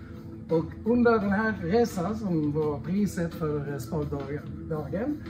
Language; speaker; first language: Swedish; non-native, fluent; French